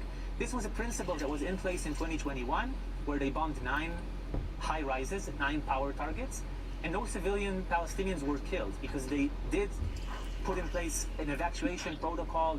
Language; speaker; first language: English; non-native, fluent; Hebrew